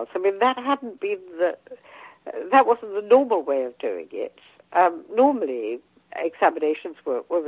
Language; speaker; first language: English; native; English